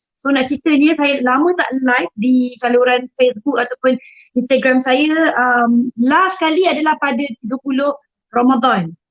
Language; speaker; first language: Malay; native; Malay